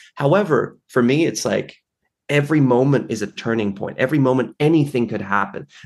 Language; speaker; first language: English; native; English